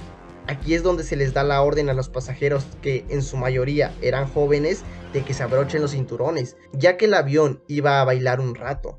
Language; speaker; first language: Spanish; native; Spanish